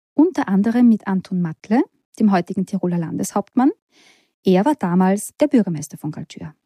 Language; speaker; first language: German; native; German